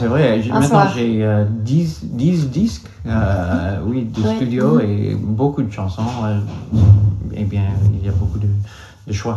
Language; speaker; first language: French; non-native, learner; English